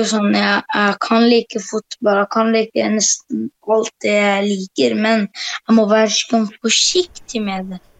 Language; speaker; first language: Norwegian; early bilingual, other home language; Arabic